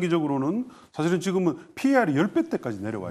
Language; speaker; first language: Korean; native; Korean